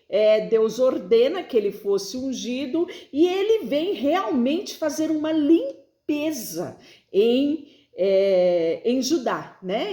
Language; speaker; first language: Portuguese; native; Portuguese